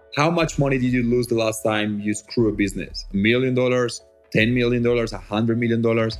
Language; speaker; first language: English; non-native, fluent; Spanish